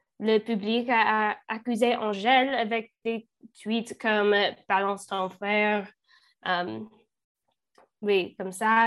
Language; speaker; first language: French; non-native, learner; English